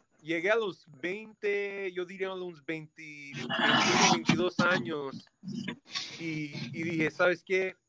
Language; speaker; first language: Spanish; early bilingual, heritage; Spanish